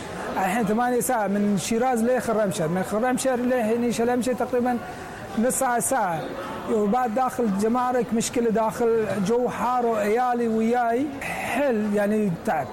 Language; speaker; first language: Arabic; non-native, learner; Persian